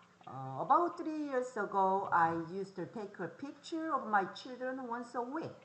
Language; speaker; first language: English; non-native, fluent; Korean